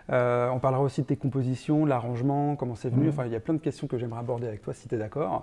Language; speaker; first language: French; native; French